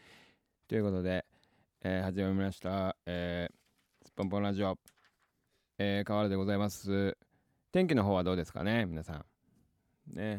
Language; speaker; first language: Japanese; native; Japanese